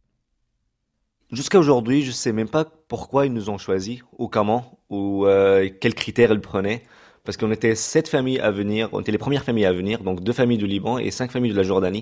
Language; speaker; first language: French; non-native, fluent; Arabic